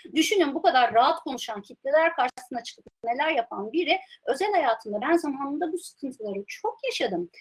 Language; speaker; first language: Turkish; early bilingual, heritage; Turkish